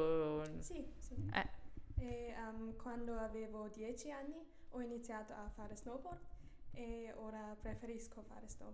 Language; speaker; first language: Italian; non-native, learner; German